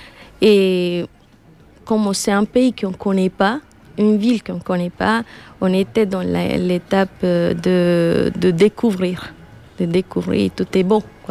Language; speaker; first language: French; non-native, learner; Spanish